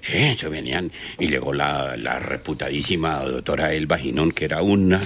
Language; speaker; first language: Spanish; native; Spanish